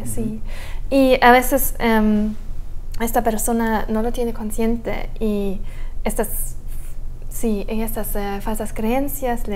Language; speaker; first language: Spanish; non-native, fluent; German